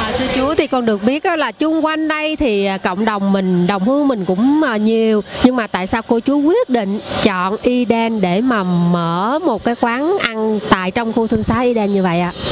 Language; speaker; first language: Vietnamese; native; Vietnamese